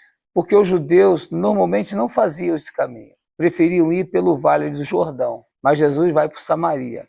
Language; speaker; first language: Portuguese; native; Portuguese